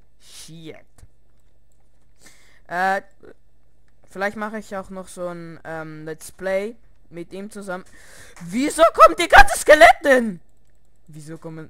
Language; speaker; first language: German; early bilingual, other home language; Russian